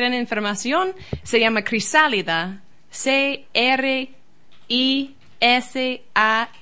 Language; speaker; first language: Spanish; non-native, learner; English